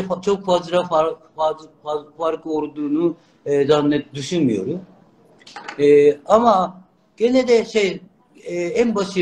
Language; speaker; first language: Turkish; non-native, learner; Japanese